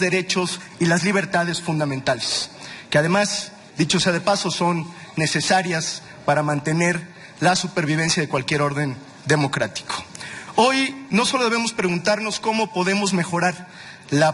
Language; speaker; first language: Spanish; native; Spanish